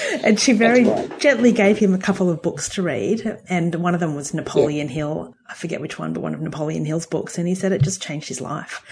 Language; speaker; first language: English; native; English